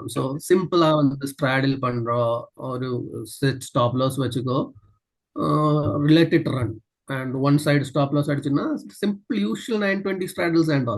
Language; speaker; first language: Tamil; non-native, learner; Malayalam